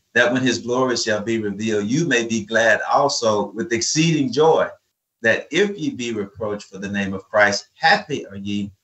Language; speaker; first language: English; native; English